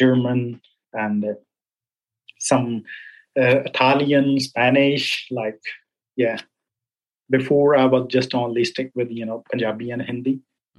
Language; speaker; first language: English; non-native, local second language; Punjabi